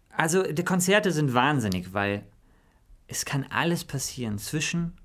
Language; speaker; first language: German; native; German